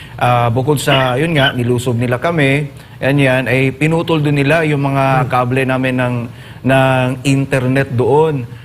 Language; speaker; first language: Filipino; non-native, local second language; Cebuano